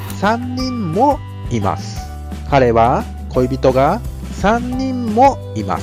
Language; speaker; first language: Japanese; non-native, fluent; Thai